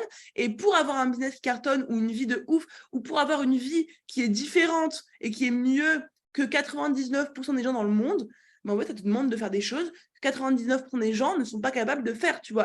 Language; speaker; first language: French; native; French